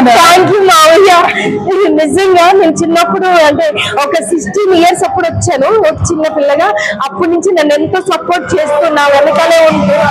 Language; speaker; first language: Telugu; native; Telugu